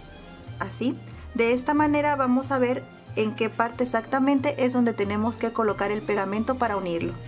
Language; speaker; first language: Spanish; native; Spanish